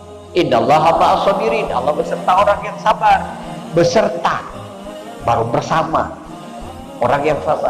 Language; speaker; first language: Indonesian; native; Indonesian